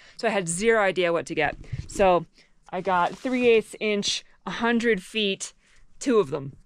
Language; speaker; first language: English; native; English